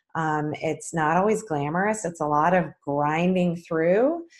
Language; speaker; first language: English; native; English